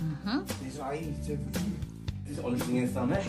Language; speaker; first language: German; native; German